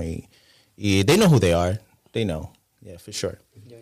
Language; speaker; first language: English; non-native, fluent; Spanish